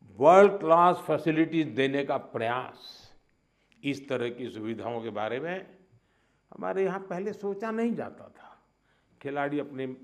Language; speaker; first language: Hindi; non-native, local second language; Gujarati